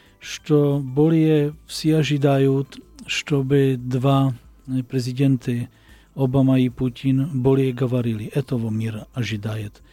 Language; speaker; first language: Russian; non-native, learner; Slovak